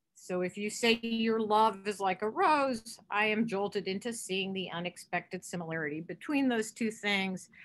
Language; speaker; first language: English; native; English